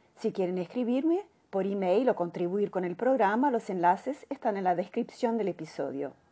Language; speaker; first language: Spanish; non-native, fluent; Portuguese